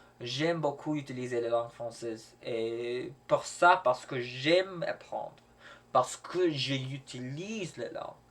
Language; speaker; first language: French; non-native, learner; English